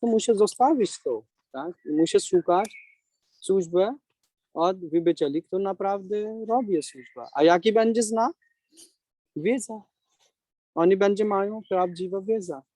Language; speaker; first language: Polish; non-native, learner; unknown